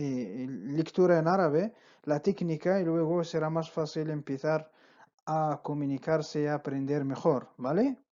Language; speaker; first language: Spanish; non-native, fluent; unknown